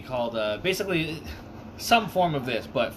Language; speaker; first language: English; native; English